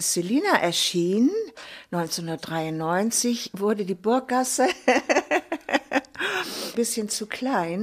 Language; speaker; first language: German; native; German